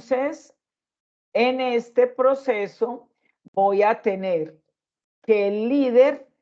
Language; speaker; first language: Spanish; native; Spanish